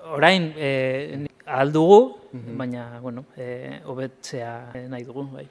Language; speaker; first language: Basque; non-native, local second language; Spanish